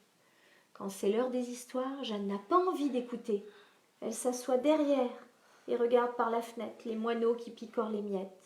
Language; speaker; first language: French; native; French